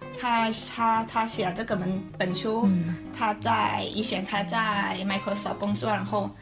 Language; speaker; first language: Chinese; non-native, learner; Thai